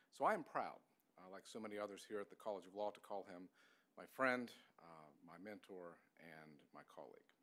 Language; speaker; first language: English; native; English